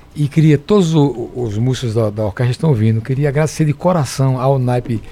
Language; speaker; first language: Portuguese; native; Portuguese